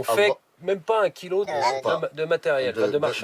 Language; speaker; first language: French; native; French